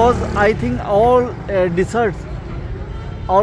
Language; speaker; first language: English; non-native, learner; Spanish